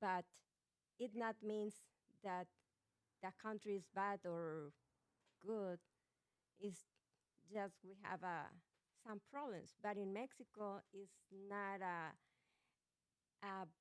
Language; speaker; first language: English; non-native, learner; Spanish